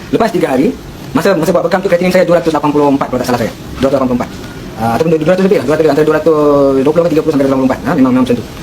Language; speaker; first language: Malay; native; Malay